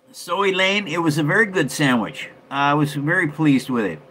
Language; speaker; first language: English; native; English